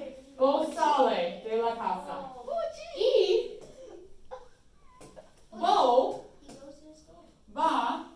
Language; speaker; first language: Spanish; non-native, fluent; English